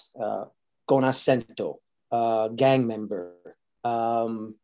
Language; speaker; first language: Spanish; early bilingual, heritage; Spanish